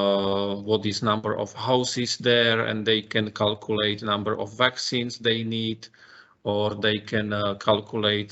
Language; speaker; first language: English; non-native, fluent; Slovak